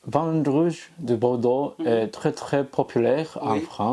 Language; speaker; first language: French; non-native, learner; Japanese